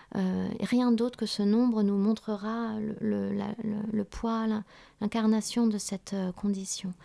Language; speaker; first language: French; early bilingual, other home language; Vietnamese